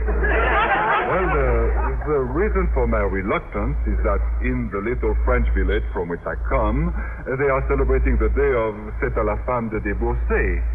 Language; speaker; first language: English; native; English